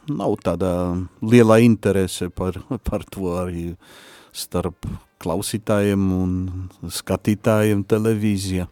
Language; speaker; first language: Latvian; non-native, fluent; Polish